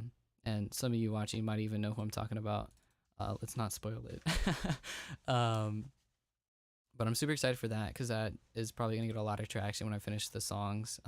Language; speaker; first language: English; native; English